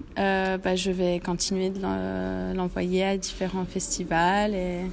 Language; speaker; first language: French; non-native, fluent; English